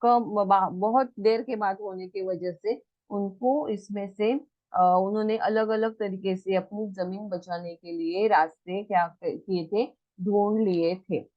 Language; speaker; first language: Hindi; non-native, local second language; Marathi